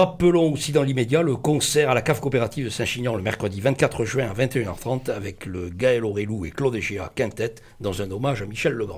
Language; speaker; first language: French; native; French